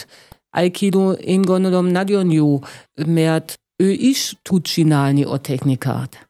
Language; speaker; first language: Hungarian; non-native, learner; German